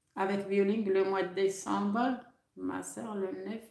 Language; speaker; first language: French; non-native, local second language; Arabic